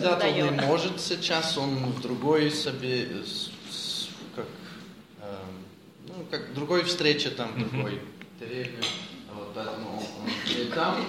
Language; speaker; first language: Russian; non-native, learner; Dutch